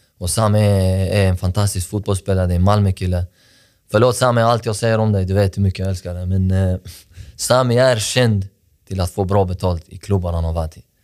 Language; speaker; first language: Swedish; early bilingual, other home language; Persian